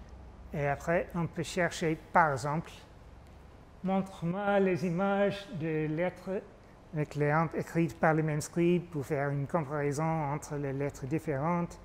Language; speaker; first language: French; non-native, fluent; English